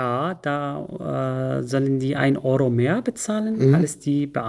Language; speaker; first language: German; non-native, learner; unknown